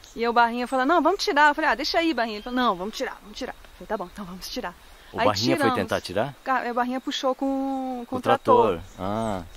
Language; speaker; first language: Portuguese; native; Portuguese